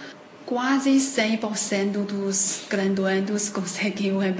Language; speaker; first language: Portuguese; non-native, fluent; Chinese